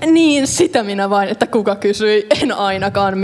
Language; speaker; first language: Finnish; native; Finnish